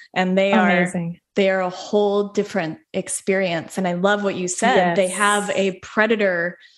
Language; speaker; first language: English; native; English